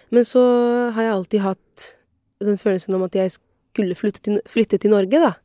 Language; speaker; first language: Norwegian; non-native, fluent; Italian